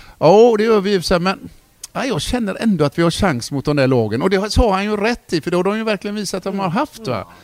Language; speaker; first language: Swedish; native; Swedish